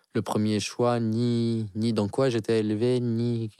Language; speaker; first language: French; non-native, local second language; Arabic